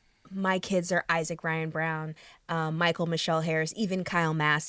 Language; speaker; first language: English; native; English